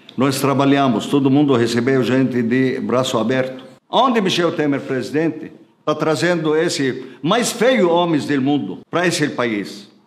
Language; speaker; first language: Portuguese; non-native, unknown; Arabic